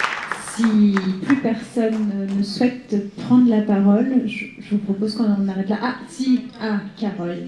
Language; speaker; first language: French; native; French